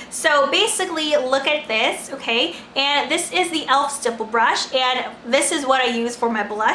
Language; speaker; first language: English; non-native, local second language; Filipino